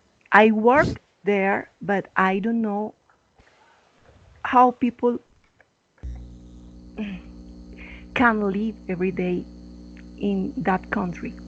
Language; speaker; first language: English; non-native, learner; Spanish